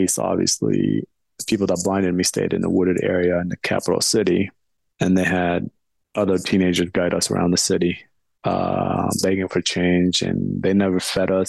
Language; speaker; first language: English; early bilingual, other home language; Amharic